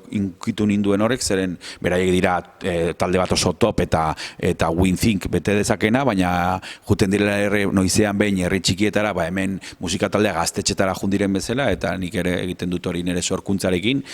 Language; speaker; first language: Basque; native; Basque